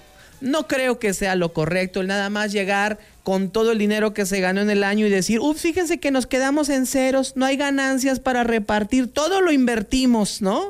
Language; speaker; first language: Spanish; native; Spanish